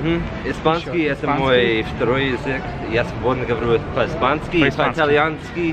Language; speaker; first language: Russian; non-native, learner; English